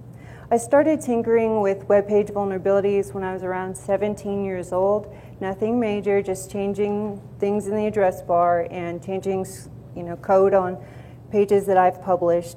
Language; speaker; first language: English; native; English